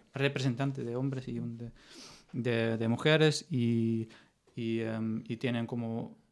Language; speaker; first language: Spanish; non-native, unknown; German